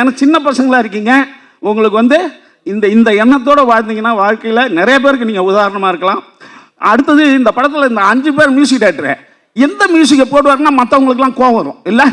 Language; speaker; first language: Tamil; native; Tamil